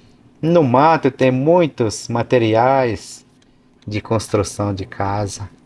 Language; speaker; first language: Portuguese; non-native, local second language; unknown